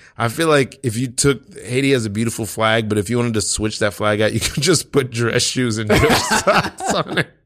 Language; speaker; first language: English; early bilingual, other home language; Haitian Creole